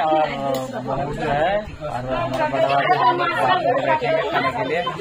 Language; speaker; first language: Hindi; non-native, local second language; Odia